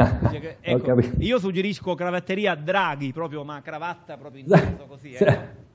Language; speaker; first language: Italian; native; Italian